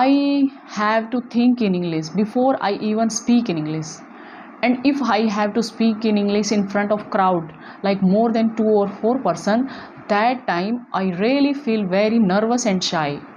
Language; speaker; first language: English; non-native, local second language; Hindi